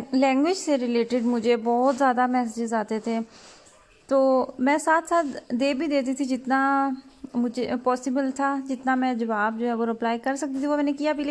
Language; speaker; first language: Urdu; native; Urdu